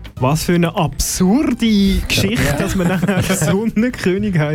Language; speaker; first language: German; native; German